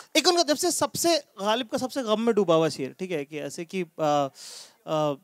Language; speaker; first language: Hindi; native; Hindi